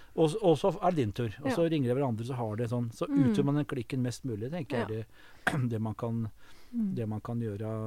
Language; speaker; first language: Norwegian; native; Norwegian